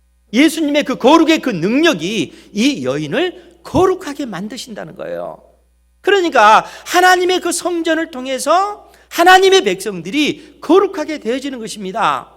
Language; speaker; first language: Korean; native; Korean